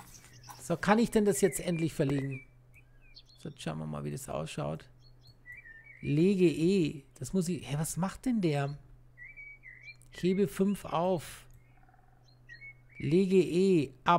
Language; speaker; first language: German; native; German